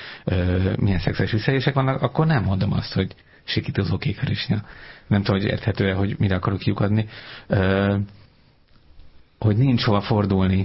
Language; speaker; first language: Hungarian; native; Hungarian